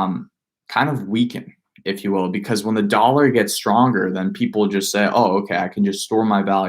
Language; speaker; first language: English; native; English